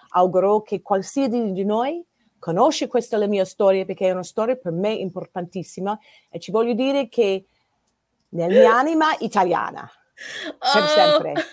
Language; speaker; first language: Italian; non-native, fluent; German